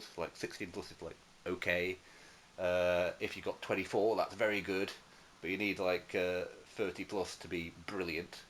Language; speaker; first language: English; native; English